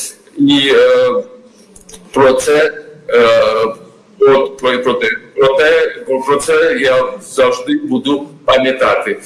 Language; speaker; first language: Ukrainian; non-native, fluent; Georgian